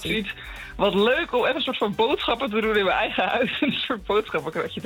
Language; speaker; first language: Dutch; native; Dutch